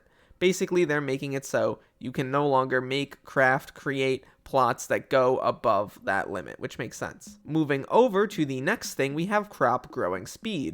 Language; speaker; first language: English; native; English